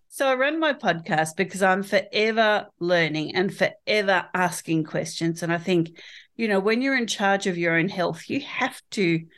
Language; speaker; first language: English; native; English